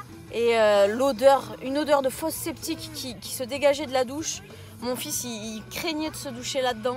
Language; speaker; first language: French; native; French